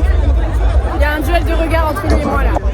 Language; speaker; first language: French; native; French